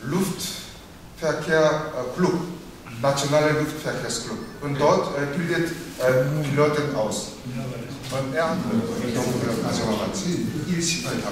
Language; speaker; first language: German; non-native, fluent; Korean